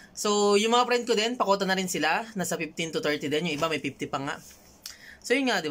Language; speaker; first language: Filipino; native; Filipino